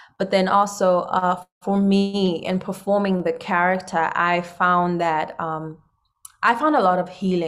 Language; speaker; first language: English; non-native, local second language; Zulu